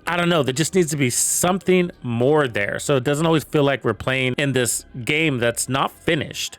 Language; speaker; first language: English; native; English